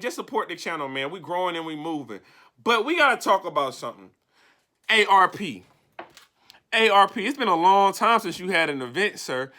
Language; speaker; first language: English; native; English